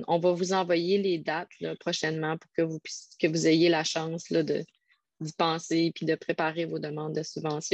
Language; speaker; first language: French; native; French